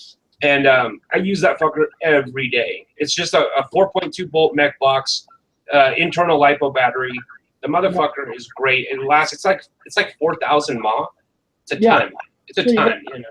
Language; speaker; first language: English; native; English